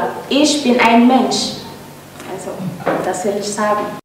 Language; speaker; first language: German; non-native, learner; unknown